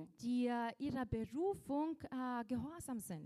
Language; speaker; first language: German; non-native, local second language; Russian